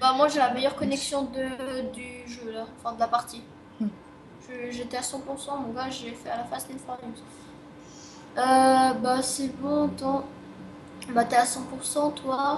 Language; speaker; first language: French; native; French